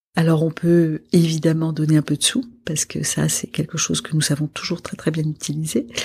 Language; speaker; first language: French; non-native, local second language; Arabic